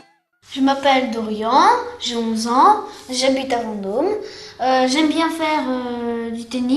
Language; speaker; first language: French; non-native, learner; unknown